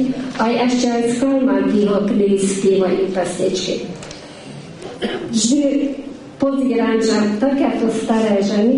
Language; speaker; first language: Slovak; native; Slovak